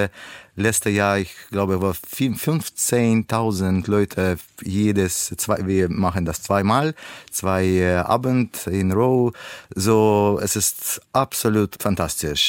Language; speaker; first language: German; non-native, fluent; Russian